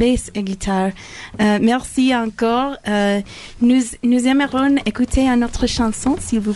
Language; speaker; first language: French; non-native, learner; English